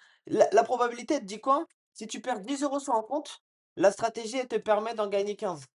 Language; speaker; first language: French; native; French